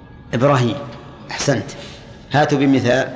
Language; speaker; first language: Arabic; native; Arabic